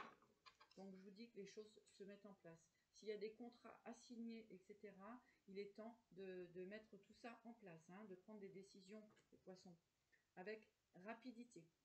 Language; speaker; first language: French; native; French